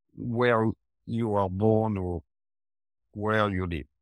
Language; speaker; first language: English; non-native, learner; French